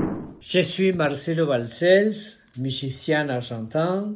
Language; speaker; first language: French; non-native, fluent; Spanish